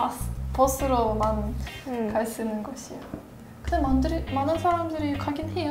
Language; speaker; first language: Korean; non-native, fluent; Russian